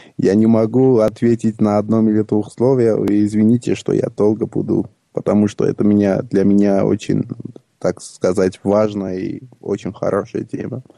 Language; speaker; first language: Russian; non-native, local second language; Armenian